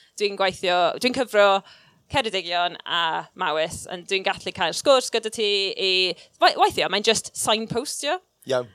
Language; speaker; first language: Welsh; non-native, local second language; English